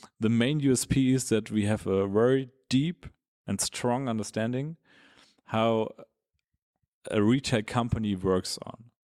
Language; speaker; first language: English; non-native, fluent; German